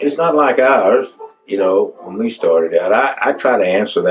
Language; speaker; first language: English; native; English